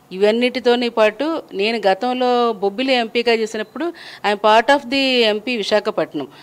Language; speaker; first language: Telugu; native; Telugu